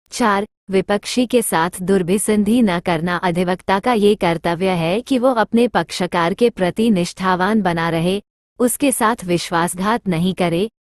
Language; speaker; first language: Hindi; native; Hindi